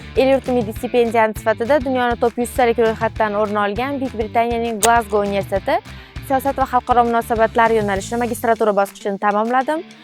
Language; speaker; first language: Uzbek; native; Uzbek